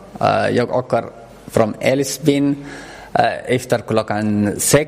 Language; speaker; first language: Swedish; non-native, learner; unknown